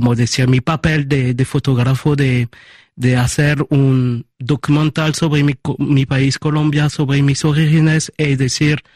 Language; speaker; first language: Spanish; early bilingual, heritage; Spanish